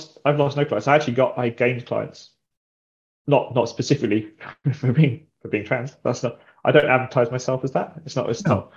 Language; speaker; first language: English; native; English